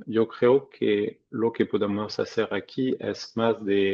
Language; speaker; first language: Spanish; non-native, fluent; French